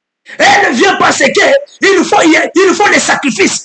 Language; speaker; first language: French; non-native, local second language; Lingala